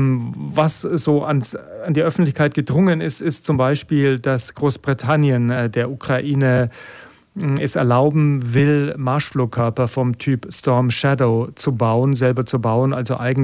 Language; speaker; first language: German; native; German